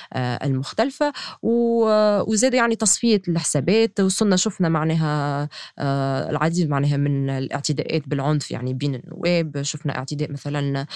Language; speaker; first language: Arabic; native; Arabic